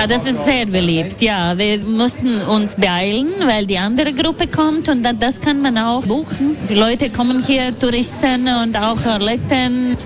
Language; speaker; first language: German; non-native, learner; Latvian